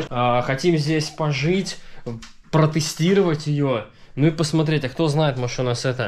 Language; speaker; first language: Russian; native; Russian